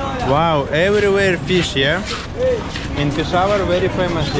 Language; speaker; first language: English; non-native, learner; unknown